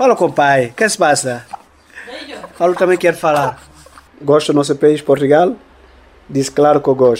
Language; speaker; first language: Portuguese; non-native, learner; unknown